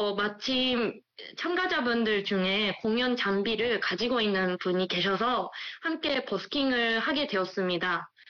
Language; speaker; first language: Korean; non-native, fluent; Japanese